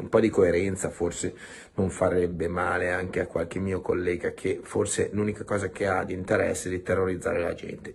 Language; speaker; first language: Italian; native; Italian